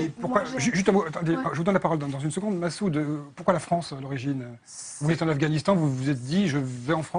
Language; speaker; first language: French; native; French